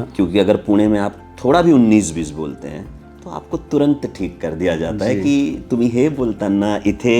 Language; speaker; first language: Hindi; non-native, local second language; Marwari